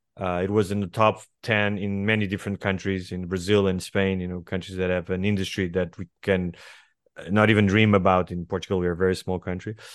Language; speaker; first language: English; non-native, fluent; Portuguese